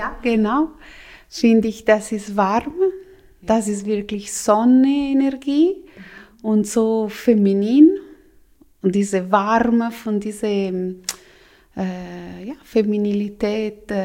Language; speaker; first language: German; non-native, local second language; Italian